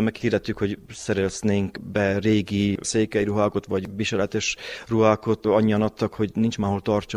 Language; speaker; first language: Hungarian; native; Hungarian